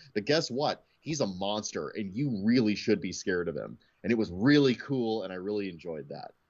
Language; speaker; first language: English; native; English